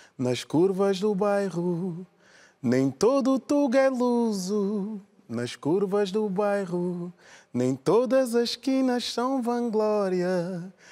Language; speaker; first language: Portuguese; early bilingual, other home language; Kabuverdianu